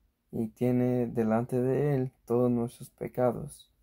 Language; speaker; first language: Spanish; early bilingual, heritage; Spanish